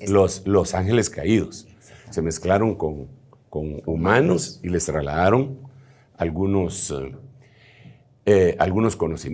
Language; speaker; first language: Spanish; native; Spanish